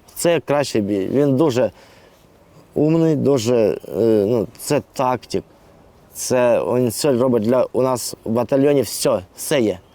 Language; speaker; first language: Ukrainian; non-native, local second language; Russian